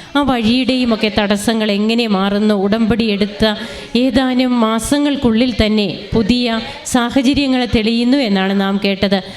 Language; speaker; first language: Malayalam; native; Malayalam